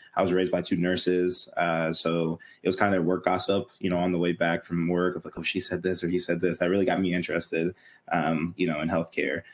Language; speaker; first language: English; native; English